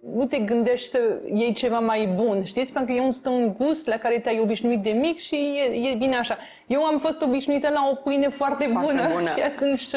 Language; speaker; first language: Romanian; non-native, fluent; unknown